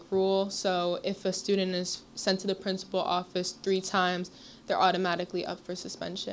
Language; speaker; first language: English; native; English